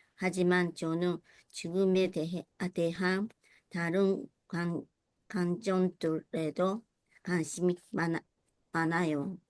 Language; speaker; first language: Korean; non-native, learner; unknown